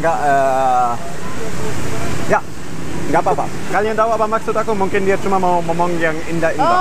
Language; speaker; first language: Indonesian; non-native, fluent; German